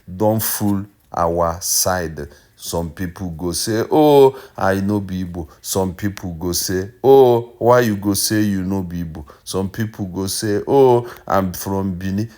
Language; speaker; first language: Nigerian Pidgin; non-native, local second language; Igbo